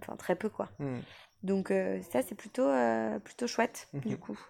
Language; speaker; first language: French; native; French